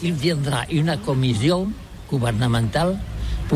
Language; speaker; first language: French; non-native, learner; Catalan